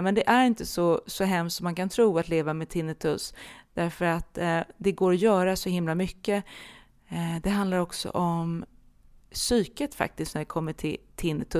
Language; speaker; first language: Swedish; native; Swedish